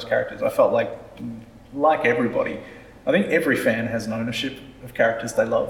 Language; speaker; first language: English; native; English